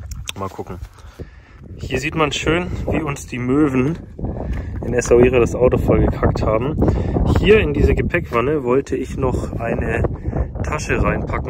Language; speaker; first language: German; native; German